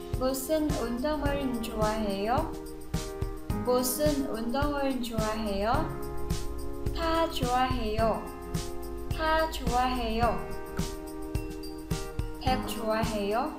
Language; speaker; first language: Korean; non-native, fluent; Vietnamese